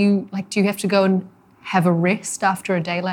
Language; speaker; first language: English; native; English